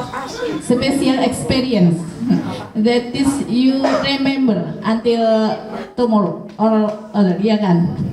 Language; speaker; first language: English; non-native, learner; Indonesian